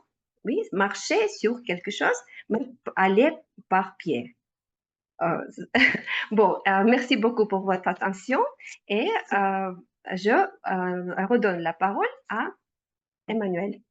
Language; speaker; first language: French; non-native, learner; Russian